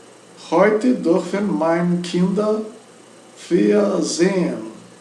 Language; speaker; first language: German; non-native, learner; Portuguese